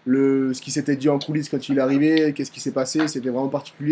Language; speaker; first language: French; native; French